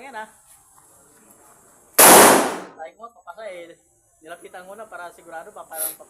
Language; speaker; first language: Filipino; native; Filipino